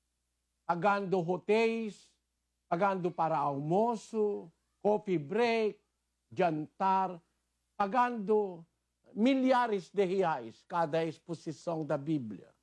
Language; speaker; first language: Portuguese; non-native, learner; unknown